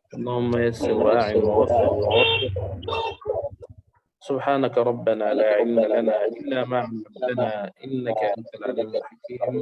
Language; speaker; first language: Arabic; native; Arabic